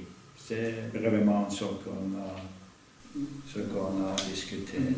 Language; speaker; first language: French; non-native, fluent; Norwegian